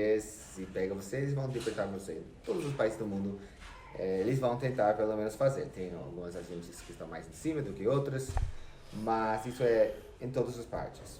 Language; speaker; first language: Portuguese; non-native, fluent; English